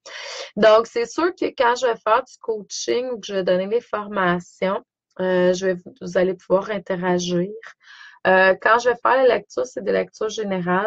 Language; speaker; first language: French; native; French